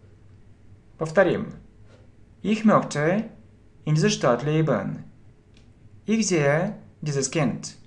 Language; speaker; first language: German; non-native, fluent; Russian